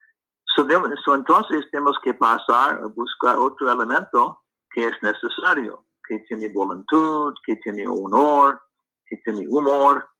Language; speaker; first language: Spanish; non-native, learner; English